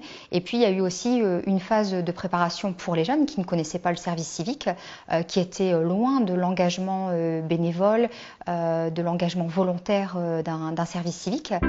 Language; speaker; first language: French; native; French